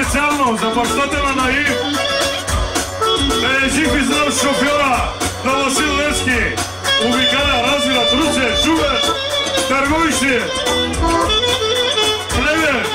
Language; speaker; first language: Bulgarian; non-native, local second language; Turkish